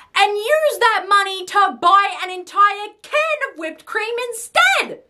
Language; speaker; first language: English; native; English